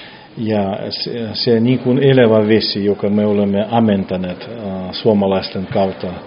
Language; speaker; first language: Finnish; non-native, fluent; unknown